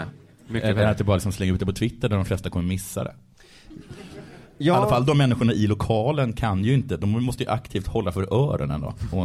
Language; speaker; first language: Swedish; native; Swedish